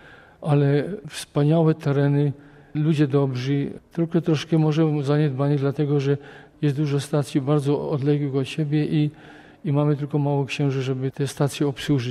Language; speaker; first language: Polish; native; Polish